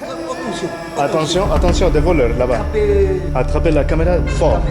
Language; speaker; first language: French; non-native, learner; Spanish